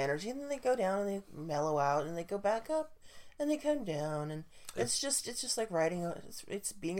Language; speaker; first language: English; native; English